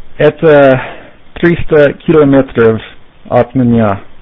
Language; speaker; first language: Russian; non-native, learner; English